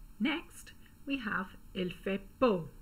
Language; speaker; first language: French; non-native, fluent; English